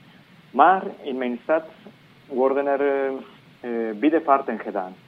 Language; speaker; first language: Dutch; non-native, fluent; Spanish